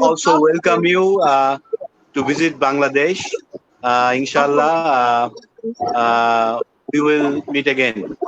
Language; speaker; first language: English; non-native, local second language; Bangla